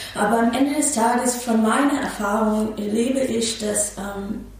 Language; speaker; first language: German; non-native, fluent; English